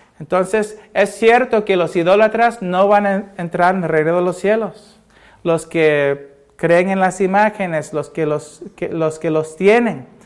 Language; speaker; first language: Spanish; early bilingual, heritage; Spanish